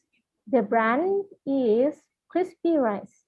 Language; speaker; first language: English; non-native, fluent; Thai